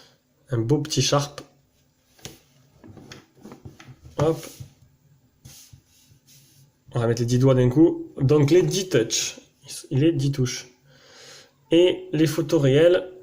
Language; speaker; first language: French; native; French